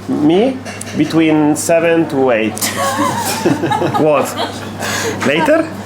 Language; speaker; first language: English; non-native, fluent; Italian